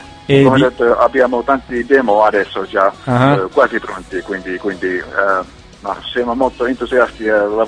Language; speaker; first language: Italian; non-native, learner; Finnish